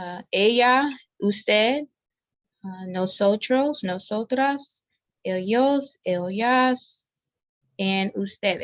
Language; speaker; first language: Spanish; non-native, learner; English